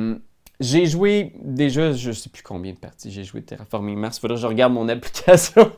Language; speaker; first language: French; native; French